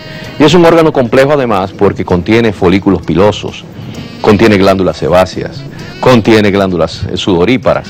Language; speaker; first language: Spanish; native; Spanish